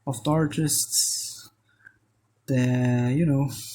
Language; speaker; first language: English; non-native, fluent; Portuguese